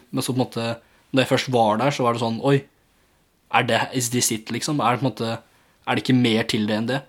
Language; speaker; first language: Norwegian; early bilingual, other home language; English